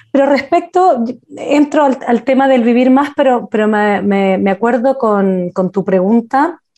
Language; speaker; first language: Spanish; native; Spanish